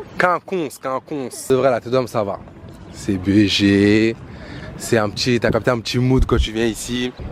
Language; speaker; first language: French; native; French